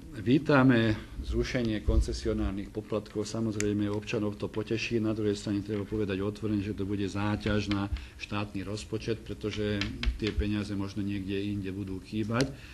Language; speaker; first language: Slovak; non-native, local second language; Hungarian